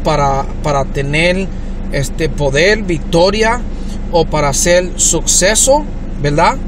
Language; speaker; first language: Spanish; early bilingual, heritage; Spanish